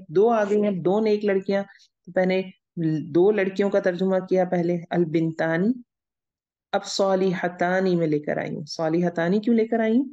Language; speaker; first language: Urdu; native; Urdu